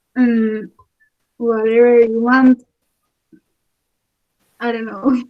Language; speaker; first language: English; non-native, learner; Spanish